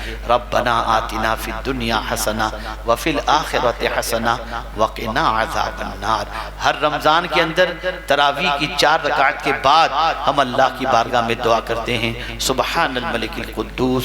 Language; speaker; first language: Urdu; native; Urdu